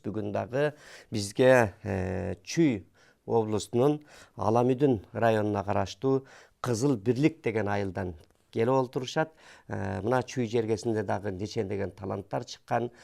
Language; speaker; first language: Kyrgyz; native; Kyrgyz